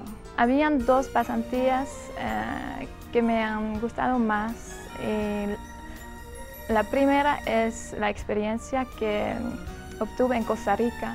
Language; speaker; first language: Spanish; non-native, fluent; Dutch